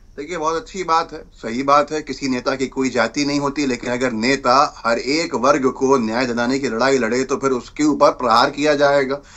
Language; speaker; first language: Hindi; native; Hindi